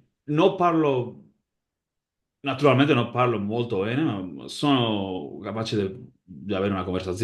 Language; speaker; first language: Italian; non-native, learner; Spanish